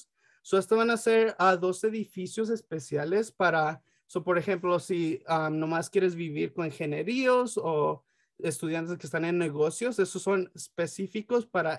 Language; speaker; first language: Spanish; early bilingual, heritage; Spanish